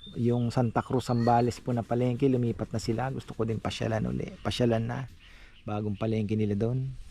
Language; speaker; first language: Filipino; native; Filipino